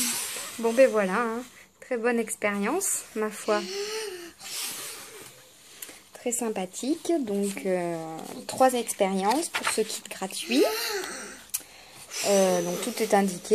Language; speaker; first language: French; native; French